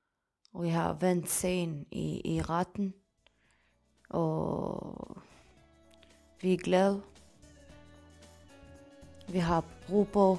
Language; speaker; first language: Danish; non-native, fluent; Arabic